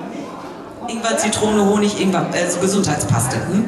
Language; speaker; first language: German; native; German